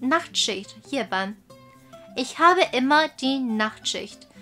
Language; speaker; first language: German; non-native, fluent; Chinese